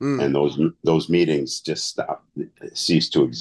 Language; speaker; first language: English; native; English